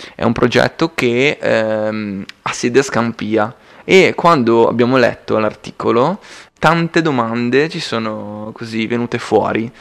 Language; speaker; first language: Italian; native; Italian